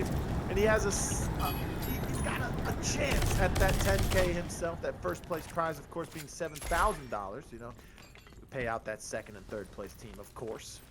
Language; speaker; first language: English; native; English